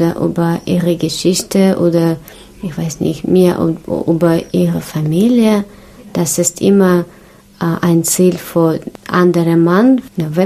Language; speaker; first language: German; non-native, learner; Russian